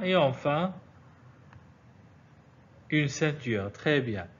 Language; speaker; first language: French; non-native, fluent; Arabic